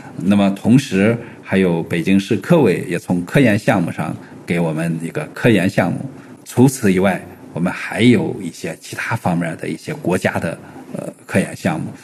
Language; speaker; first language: Chinese; native; Chinese